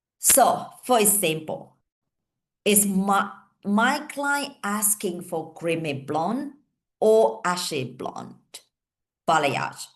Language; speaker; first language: English; non-native, fluent; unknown